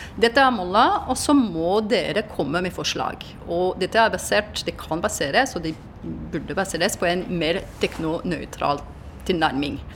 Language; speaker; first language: Norwegian; non-native, fluent; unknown